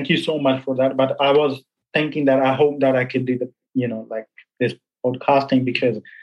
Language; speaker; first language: English; non-native, local second language; Punjabi